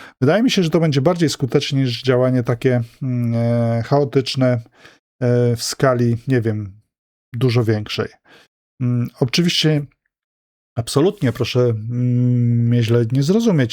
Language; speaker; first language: Polish; native; Polish